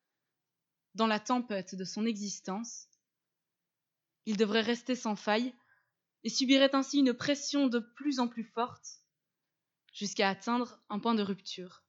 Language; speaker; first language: French; native; French